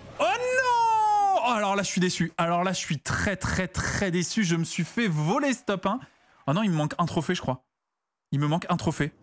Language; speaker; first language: French; native; French